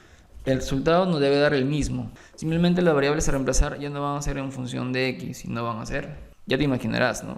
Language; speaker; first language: Spanish; native; Spanish